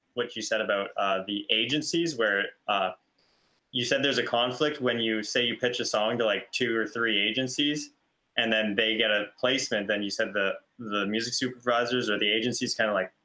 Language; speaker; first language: English; native; English